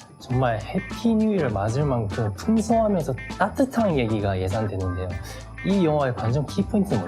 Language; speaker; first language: Korean; non-native, fluent; Japanese